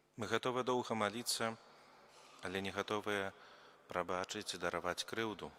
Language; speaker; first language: Belarusian; native; Belarusian